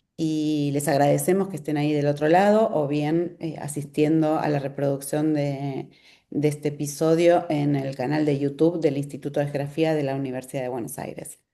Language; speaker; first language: Spanish; native; Spanish